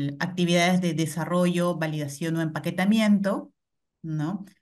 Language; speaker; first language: Spanish; native; Spanish